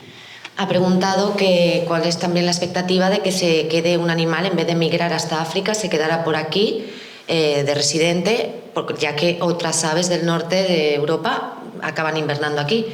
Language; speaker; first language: Spanish; native; Spanish